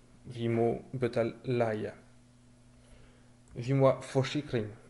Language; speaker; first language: Norwegian; non-native, fluent; French